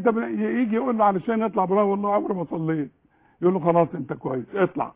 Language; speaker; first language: Arabic; native; Arabic